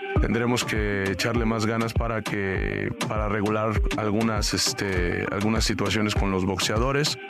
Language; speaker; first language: Spanish; native; Spanish